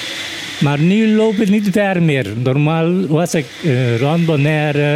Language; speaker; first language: Dutch; non-native, learner; Papiamento